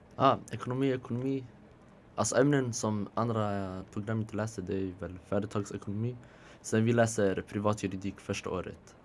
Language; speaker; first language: Swedish; native; Swedish